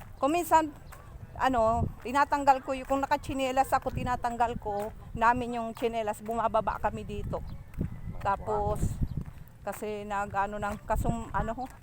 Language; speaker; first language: Filipino; native; Filipino